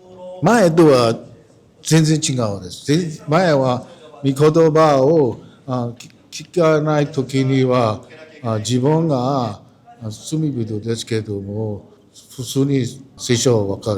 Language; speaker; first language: Japanese; non-native, learner; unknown